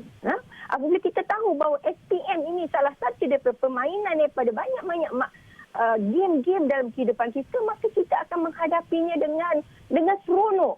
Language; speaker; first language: Malay; native; Malay